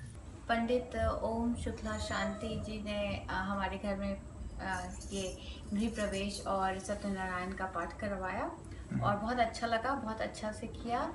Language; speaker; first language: Hindi; native; Hindi